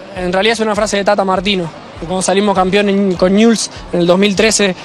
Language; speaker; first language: Spanish; native; Spanish